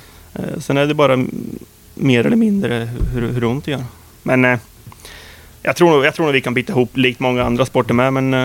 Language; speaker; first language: Swedish; native; Swedish